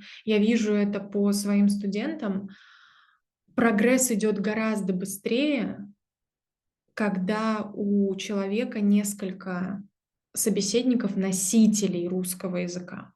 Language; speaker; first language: Russian; native; Russian